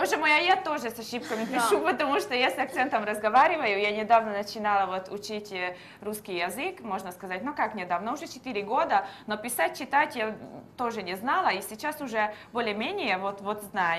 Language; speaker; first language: Russian; non-native, learner; Hungarian